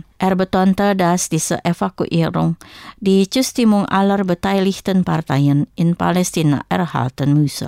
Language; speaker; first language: German; non-native, fluent; Indonesian